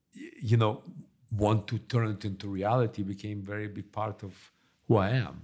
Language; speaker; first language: English; early bilingual, other home language; Russian